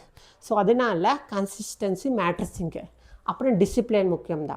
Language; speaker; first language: Tamil; non-native, local second language; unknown